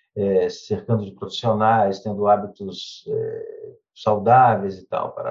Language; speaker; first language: Portuguese; native; Portuguese